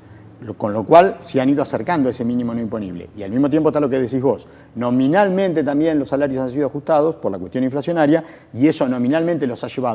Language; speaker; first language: Spanish; native; Spanish